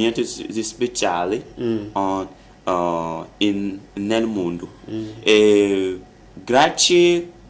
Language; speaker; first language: Italian; non-native, learner; French